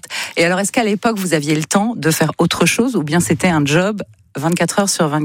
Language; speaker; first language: French; native; French